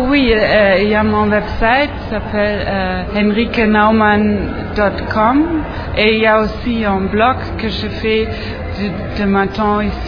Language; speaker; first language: French; non-native, learner; German